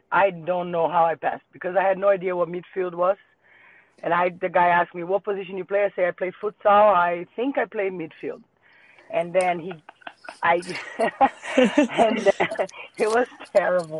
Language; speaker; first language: English; non-native, fluent; Portuguese